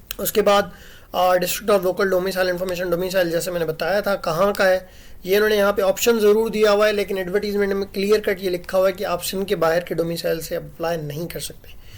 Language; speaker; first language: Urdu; non-native, local second language; Sindhi